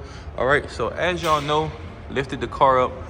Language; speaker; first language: English; native; English